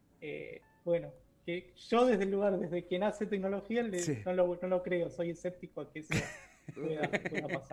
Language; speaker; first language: Spanish; native; Spanish